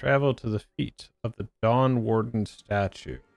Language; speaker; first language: English; native; English